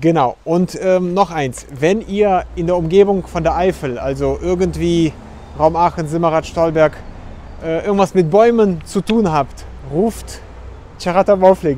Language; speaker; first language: German; native; German